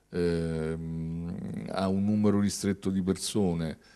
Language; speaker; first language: Italian; native; Italian